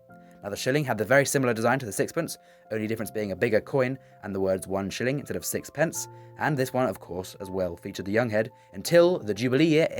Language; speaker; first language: English; native; English